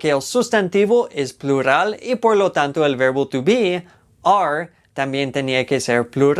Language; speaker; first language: Spanish; non-native, fluent; English